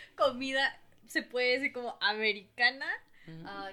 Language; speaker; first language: Spanish; early bilingual, heritage; Spanish